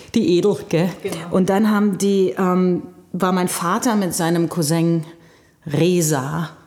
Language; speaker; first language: German; early bilingual, heritage; German